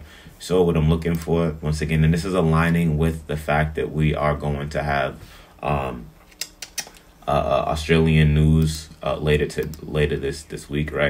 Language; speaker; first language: English; native; English